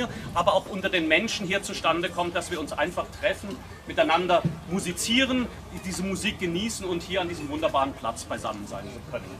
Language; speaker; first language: German; native; German